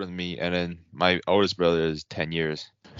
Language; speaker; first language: English; non-native, fluent; Chinese